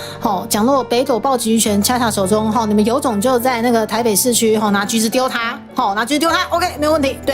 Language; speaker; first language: Chinese; native; Chinese